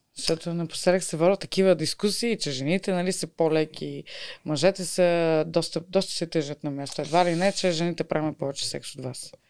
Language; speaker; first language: Bulgarian; native; Bulgarian